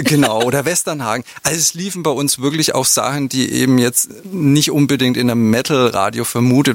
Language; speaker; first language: German; native; German